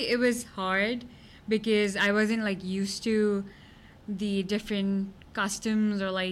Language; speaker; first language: English; non-native, local second language; Gujarati